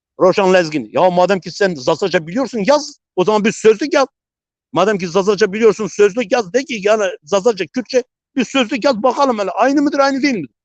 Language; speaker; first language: Turkish; non-native, local second language; Zaza